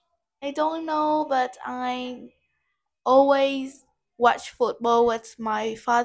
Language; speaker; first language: English; non-native, learner; Vietnamese